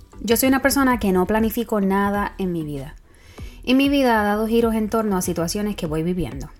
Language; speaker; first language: Spanish; native; Spanish